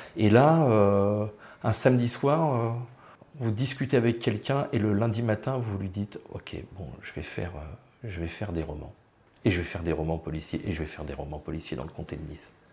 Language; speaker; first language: French; native; French